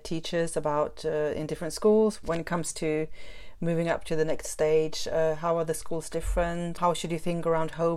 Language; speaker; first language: English; non-native, fluent; Swedish